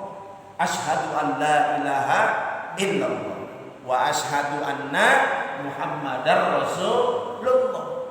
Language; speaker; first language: Indonesian; native; Indonesian